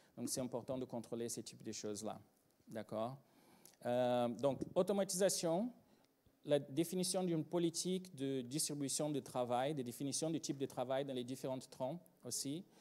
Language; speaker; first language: French; non-native, fluent; Portuguese